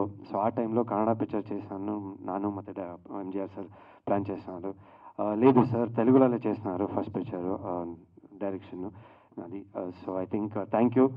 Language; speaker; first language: Telugu; non-native, learner; Kannada